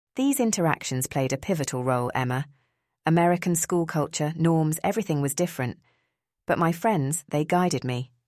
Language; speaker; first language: English; early bilingual, other home language; Spanish